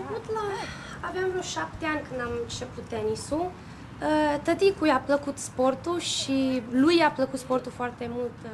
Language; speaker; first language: Romanian; early bilingual, heritage; Romanian